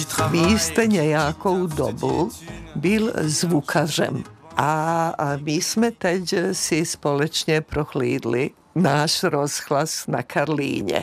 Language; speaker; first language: Czech; native; Czech